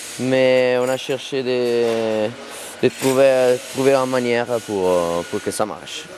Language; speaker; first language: French; non-native, learner; Italian